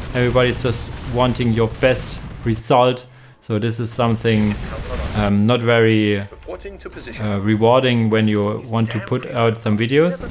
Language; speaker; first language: English; non-native, fluent; German